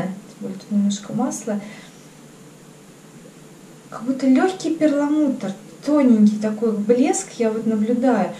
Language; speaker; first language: Russian; native; Russian